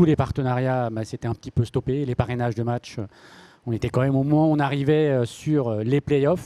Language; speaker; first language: French; native; French